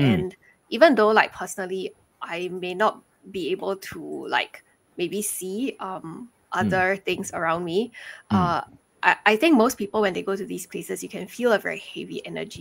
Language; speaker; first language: English; early bilingual, other home language; Chinese